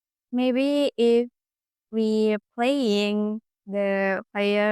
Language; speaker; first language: English; non-native, learner; Indonesian